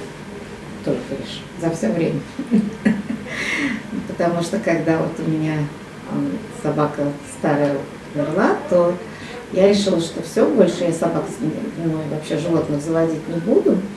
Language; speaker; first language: Russian; native; Russian